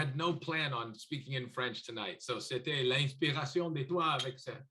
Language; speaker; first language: French; non-native, learner; English